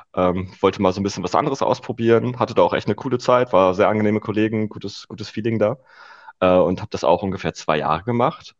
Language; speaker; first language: German; native; German